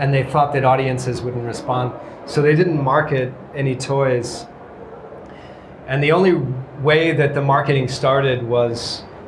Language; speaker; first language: English; native; English